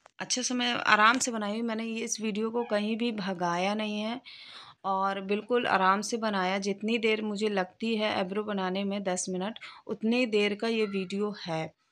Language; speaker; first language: Hindi; native; Hindi